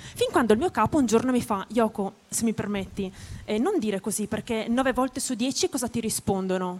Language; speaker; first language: Italian; native; Italian